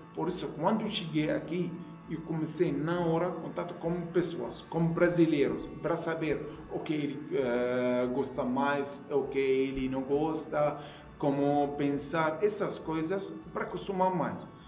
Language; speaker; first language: Portuguese; non-native, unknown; Arabic